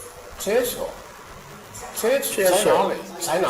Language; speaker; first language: Chinese; non-native, learner; Portuguese